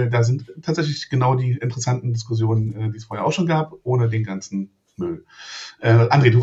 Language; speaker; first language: German; native; German